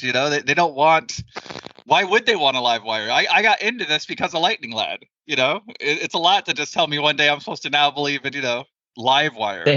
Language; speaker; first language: English; native; English